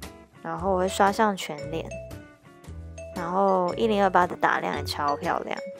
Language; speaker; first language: Chinese; native; Chinese